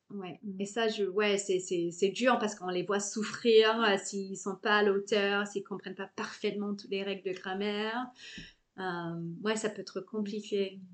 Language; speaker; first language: French; non-native, fluent; English